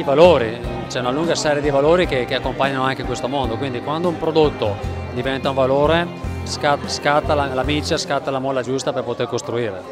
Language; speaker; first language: Italian; native; Italian